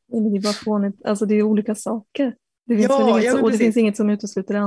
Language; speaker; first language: Swedish; native; Swedish